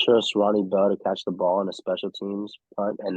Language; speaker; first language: English; native; English